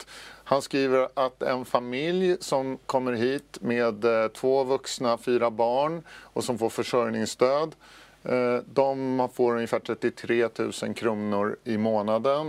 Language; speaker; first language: Swedish; native; Swedish